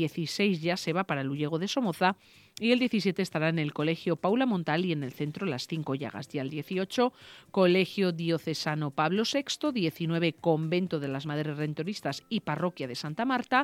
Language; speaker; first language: Spanish; native; Spanish